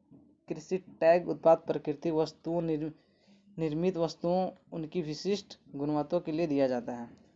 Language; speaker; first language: Hindi; native; Hindi